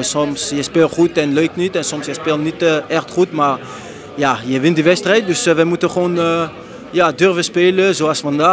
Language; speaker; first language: Dutch; non-native, fluent; French